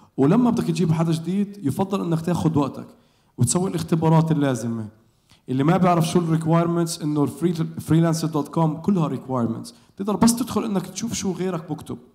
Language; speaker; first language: Arabic; native; Arabic